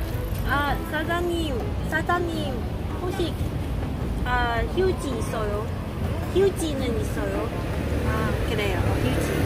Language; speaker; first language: Korean; non-native, learner; Cantonese